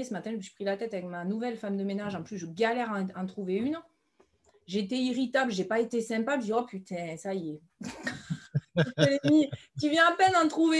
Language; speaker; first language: French; native; French